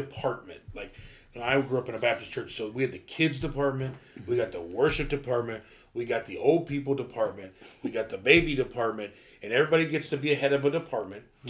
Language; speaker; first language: English; native; English